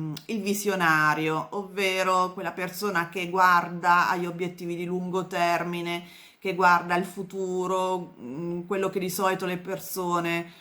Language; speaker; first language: Italian; native; Italian